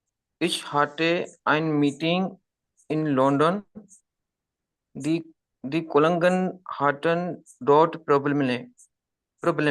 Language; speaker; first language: German; non-native, learner; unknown